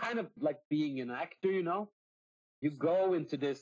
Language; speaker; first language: English; non-native, fluent; Swedish